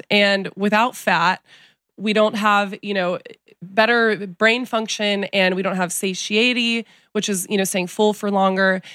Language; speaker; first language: English; native; English